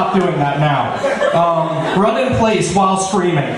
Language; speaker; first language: English; native; English